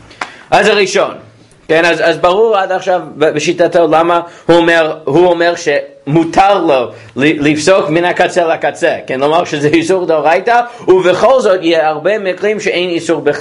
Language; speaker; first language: Hebrew; non-native, fluent; English